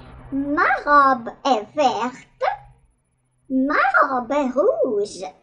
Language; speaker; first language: French; non-native, learner; Russian